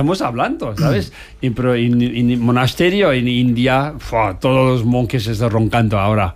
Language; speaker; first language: Spanish; non-native, learner; Tibetan